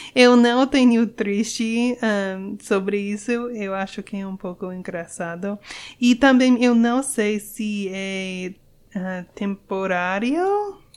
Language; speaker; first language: Portuguese; non-native, learner; English